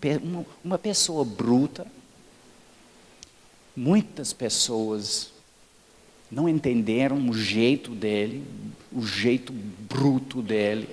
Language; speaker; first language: Portuguese; non-native, fluent; English